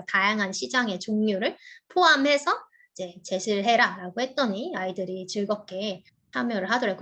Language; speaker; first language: Korean; native; Korean